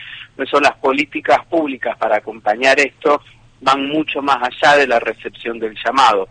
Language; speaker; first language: Spanish; native; Spanish